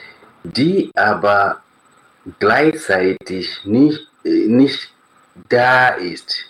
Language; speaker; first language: German; non-native, fluent; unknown